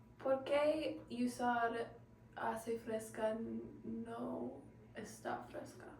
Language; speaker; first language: Spanish; non-native, learner; English